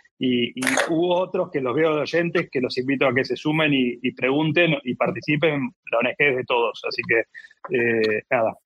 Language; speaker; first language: Spanish; native; Spanish